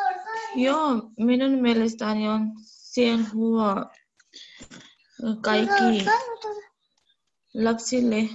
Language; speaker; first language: Finnish; non-native, learner; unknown